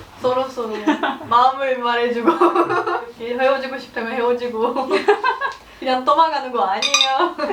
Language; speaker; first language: Korean; non-native, learner; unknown